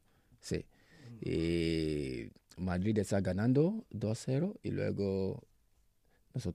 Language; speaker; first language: Spanish; non-native, learner; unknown